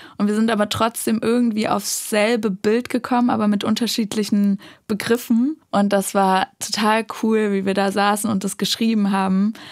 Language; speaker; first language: German; native; German